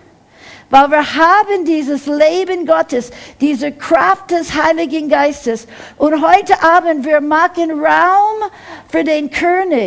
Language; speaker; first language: German; non-native, fluent; English